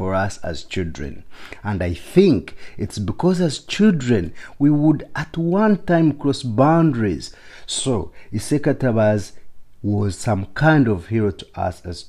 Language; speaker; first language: English; non-native, local second language; Nyankole